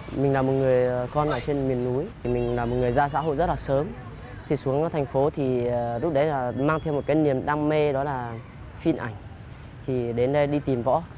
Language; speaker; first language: Vietnamese; non-native, local second language; Hmong